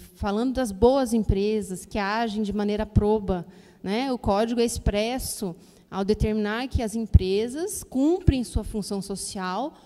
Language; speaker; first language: Portuguese; native; Portuguese